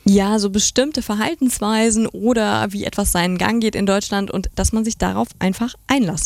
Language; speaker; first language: German; native; German